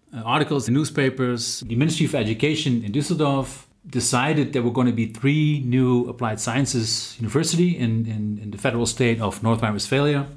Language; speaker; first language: English; non-native, fluent; Dutch